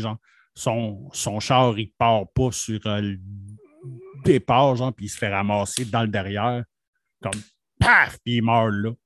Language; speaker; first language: French; native; French